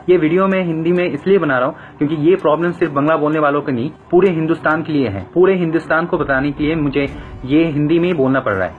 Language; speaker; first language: Hindi; non-native, fluent; Bangla